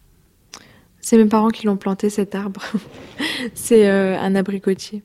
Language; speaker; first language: French; native; French